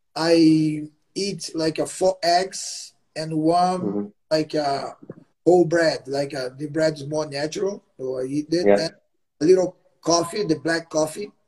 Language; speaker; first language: English; non-native, learner; Portuguese